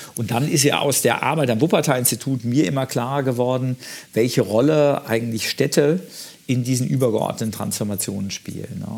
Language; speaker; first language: German; native; German